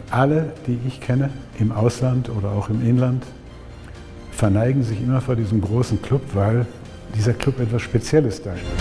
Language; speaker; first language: German; native; German